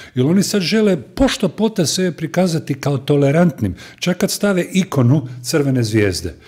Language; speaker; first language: Croatian; native; Croatian